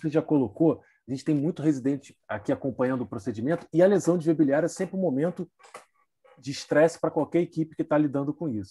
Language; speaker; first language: Portuguese; native; Portuguese